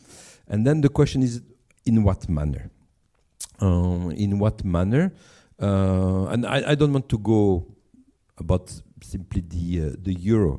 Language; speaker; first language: English; non-native, fluent; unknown